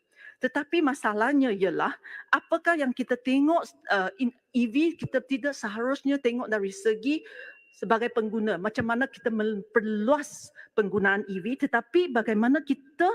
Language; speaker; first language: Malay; non-native, local second language; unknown